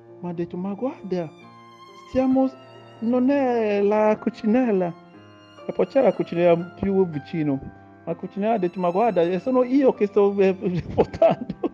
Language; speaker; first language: Italian; non-native, learner; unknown